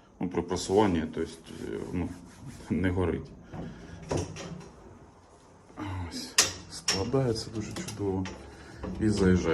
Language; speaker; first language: Ukrainian; native; Ukrainian